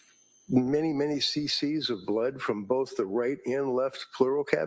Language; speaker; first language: English; native; English